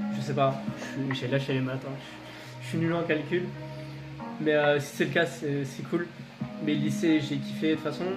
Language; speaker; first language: French; native; French